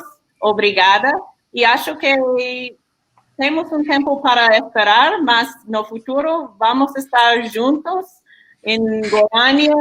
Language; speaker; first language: Portuguese; non-native, fluent; English